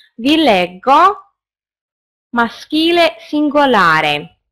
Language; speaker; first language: Italian; non-native, fluent; Russian